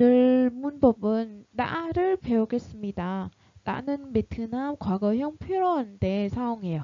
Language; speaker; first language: Korean; non-native, fluent; Vietnamese